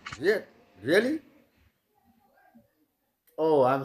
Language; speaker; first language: English; non-native, learner; Bangla